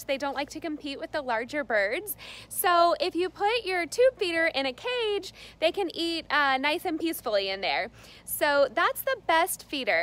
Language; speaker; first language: English; native; English